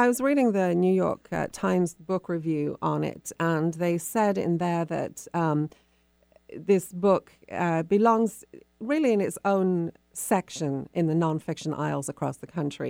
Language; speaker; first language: English; native; English